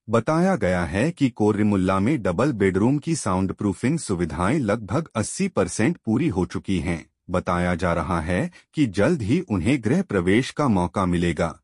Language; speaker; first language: Hindi; non-native, local second language; Telugu